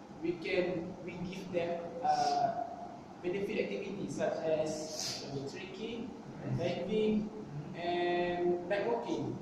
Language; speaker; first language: English; non-native, learner; Malay